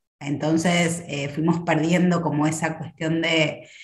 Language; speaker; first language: Spanish; native; Spanish